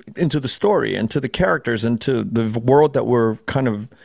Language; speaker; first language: English; native; English